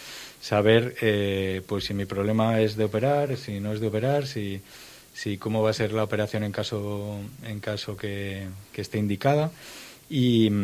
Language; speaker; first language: Spanish; native; Spanish